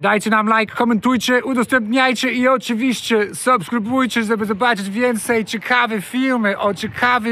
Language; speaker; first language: Polish; non-native, fluent; English